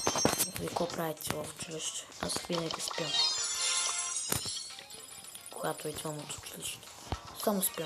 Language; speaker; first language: Bulgarian; non-native, local second language; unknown